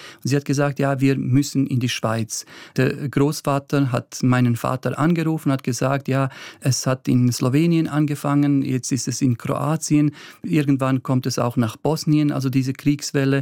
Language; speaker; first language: German; early bilingual, other home language; Bosnian